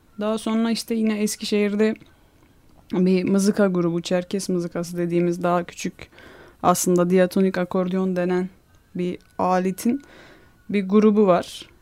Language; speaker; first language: Turkish; non-native, local second language; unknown